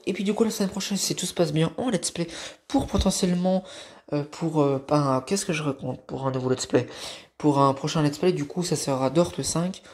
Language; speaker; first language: French; native; French